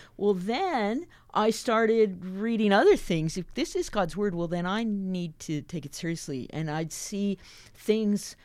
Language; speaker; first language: English; native; English